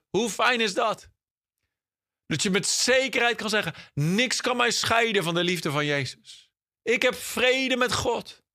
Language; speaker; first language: Dutch; non-native, fluent; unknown